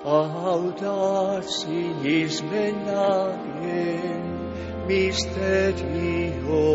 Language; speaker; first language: Basque; native; Basque